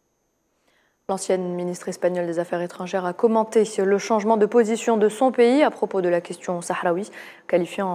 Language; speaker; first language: French; non-native, local second language; Arabic